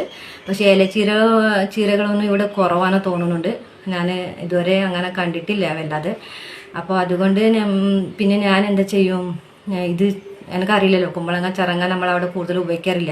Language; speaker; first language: Malayalam; non-native, local second language; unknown